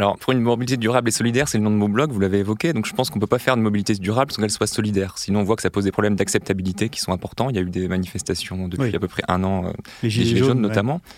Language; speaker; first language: French; native; French